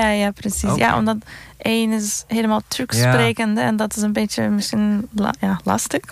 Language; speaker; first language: Dutch; non-native, fluent; Turkish